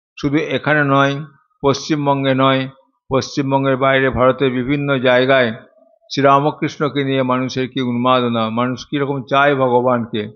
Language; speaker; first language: Bangla; native; Bangla